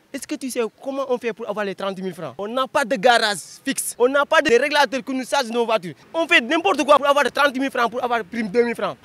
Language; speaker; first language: French; non-native, local second language; Wolof